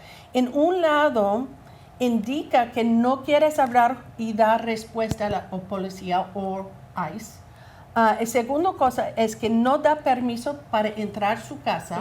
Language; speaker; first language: Spanish; non-native, learner; English